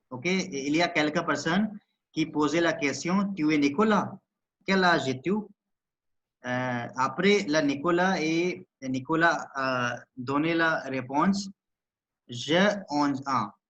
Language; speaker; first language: French; non-native, learner; Hindi